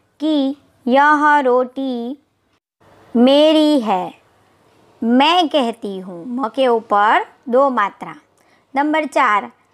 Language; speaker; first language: Hindi; non-native, local second language; Gujarati